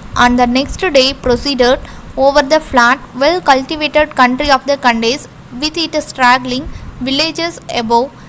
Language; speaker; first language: English; non-native, local second language; Tamil